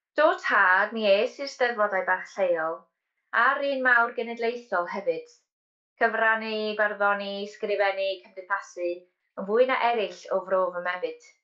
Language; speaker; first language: Welsh; native; Welsh